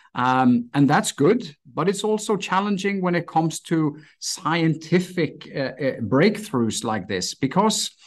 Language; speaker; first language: English; non-native, fluent; Norwegian